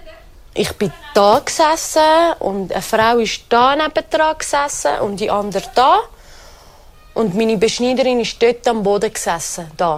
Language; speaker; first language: German; non-native, fluent; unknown